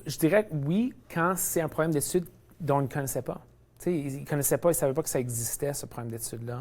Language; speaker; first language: French; native; French